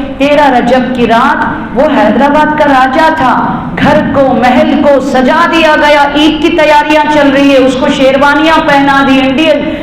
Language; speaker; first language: Urdu; native; Urdu